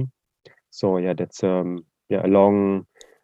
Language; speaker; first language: English; non-native, fluent; German